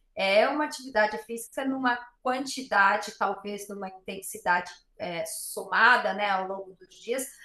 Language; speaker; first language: Portuguese; native; Portuguese